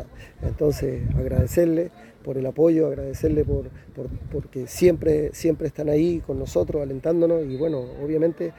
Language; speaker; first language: Spanish; native; Spanish